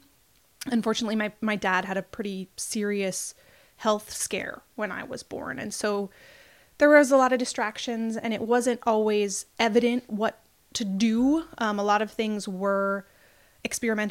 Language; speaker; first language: English; native; English